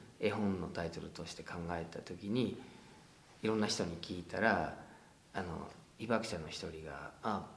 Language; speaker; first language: Japanese; non-native, fluent; English